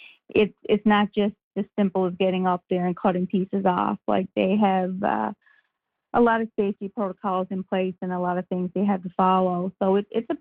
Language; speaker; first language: English; native; English